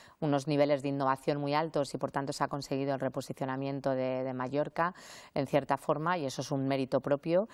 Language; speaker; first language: Spanish; native; Spanish